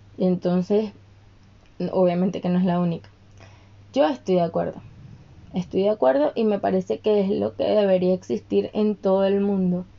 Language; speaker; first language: Spanish; native; Spanish